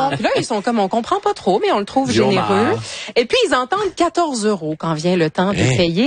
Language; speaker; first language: French; native; French